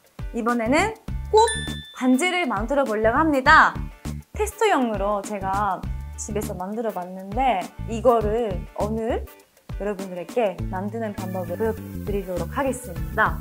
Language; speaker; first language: Korean; non-native, fluent; Japanese